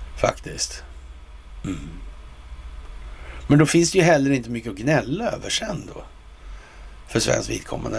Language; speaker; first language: Swedish; native; Swedish